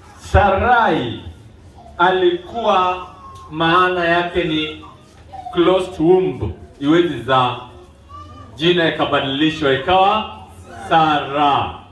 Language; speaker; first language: Swahili; non-native, local second language; Luo (Kenya and Tanzania)